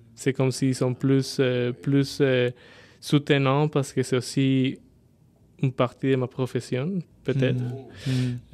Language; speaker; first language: French; non-native, fluent; Spanish